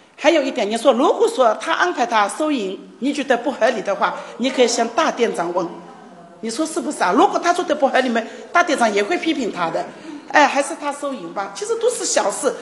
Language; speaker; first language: Chinese; native; Chinese